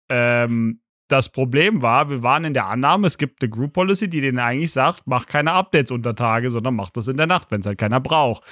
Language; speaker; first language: German; native; German